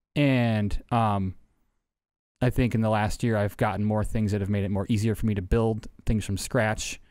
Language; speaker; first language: English; native; English